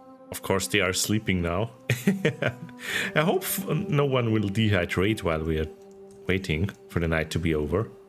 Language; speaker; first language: English; non-native, fluent; German